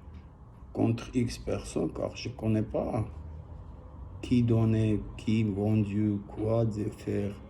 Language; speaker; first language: French; non-native, learner; Armenian